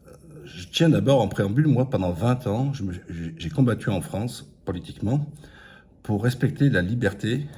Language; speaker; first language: French; native; French